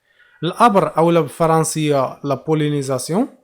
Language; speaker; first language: Arabic; native; Arabic